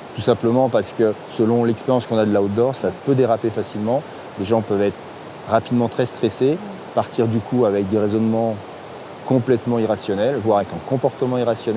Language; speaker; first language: French; native; French